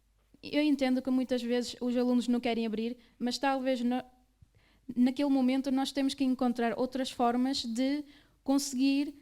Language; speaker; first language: Portuguese; early bilingual, other home language; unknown